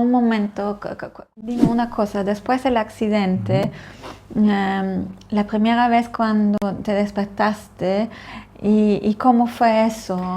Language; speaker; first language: Spanish; non-native, fluent; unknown